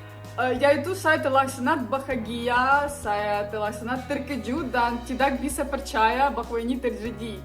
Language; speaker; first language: Indonesian; non-native, learner; Ukrainian